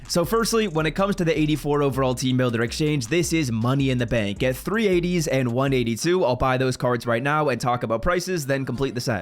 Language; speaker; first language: English; native; English